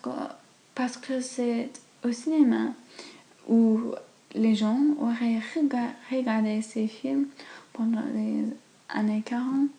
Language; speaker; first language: French; non-native, fluent; English